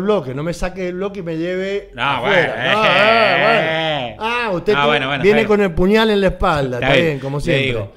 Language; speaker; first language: Spanish; native; Spanish